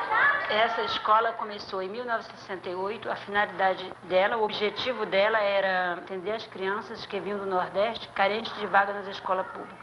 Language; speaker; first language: Portuguese; native; Portuguese